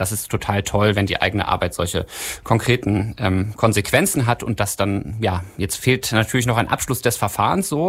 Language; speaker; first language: German; native; German